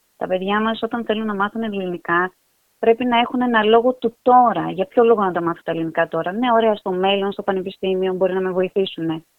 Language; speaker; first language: Greek; native; Greek